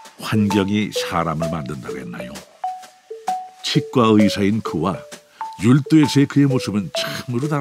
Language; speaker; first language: Korean; native; Korean